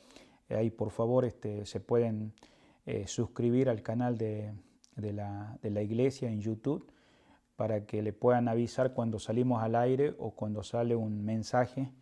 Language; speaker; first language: Spanish; native; Spanish